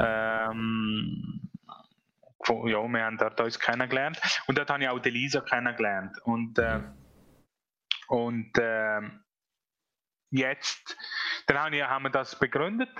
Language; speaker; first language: German; non-native, fluent; Italian